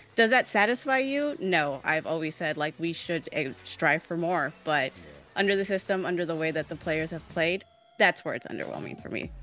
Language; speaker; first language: English; early bilingual, other home language; Spanish